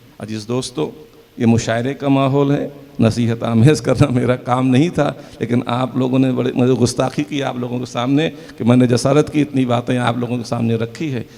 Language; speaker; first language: Urdu; native; Urdu